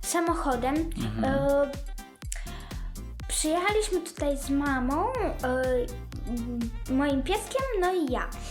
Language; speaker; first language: Polish; early bilingual, other home language; Ukrainian